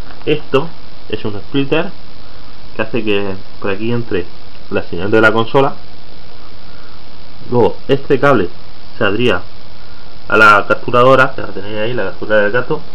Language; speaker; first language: Spanish; native; Spanish